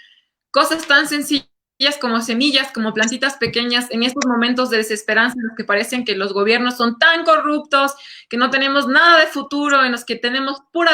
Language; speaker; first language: Spanish; native; Spanish